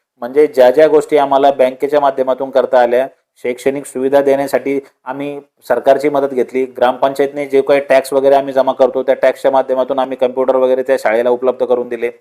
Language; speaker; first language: Marathi; native; Marathi